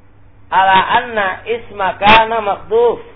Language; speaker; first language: Arabic; non-native, fluent; Indonesian